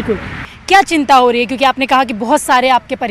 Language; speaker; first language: Hindi; native; Hindi